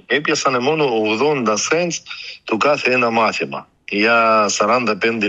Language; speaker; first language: Greek; non-native, learner; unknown